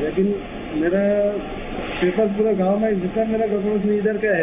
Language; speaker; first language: Hindi; non-native, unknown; Bangla